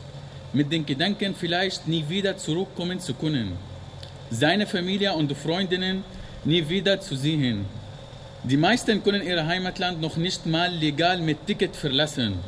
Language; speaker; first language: German; non-native, learner; Arabic